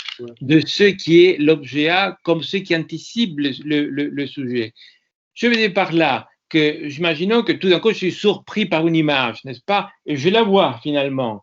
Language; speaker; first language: French; non-native, fluent; Spanish